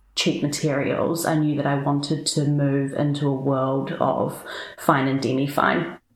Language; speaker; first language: English; native; English